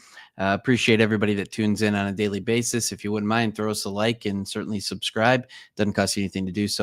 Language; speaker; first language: English; native; English